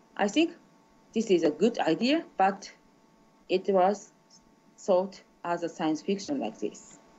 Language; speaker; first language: English; non-native, learner; Japanese